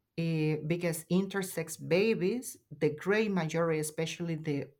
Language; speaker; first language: English; non-native, fluent; Spanish